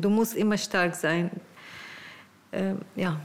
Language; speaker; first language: German; non-native, learner; Arabic